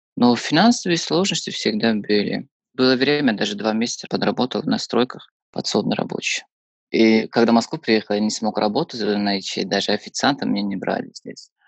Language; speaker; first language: Russian; non-native, fluent; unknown